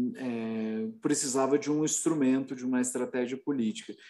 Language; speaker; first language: Portuguese; native; Portuguese